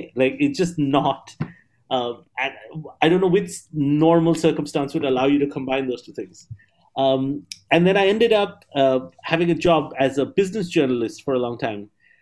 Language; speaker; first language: English; non-native, local second language; Bangla